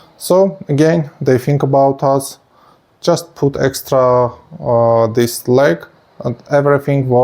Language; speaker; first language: English; non-native, fluent; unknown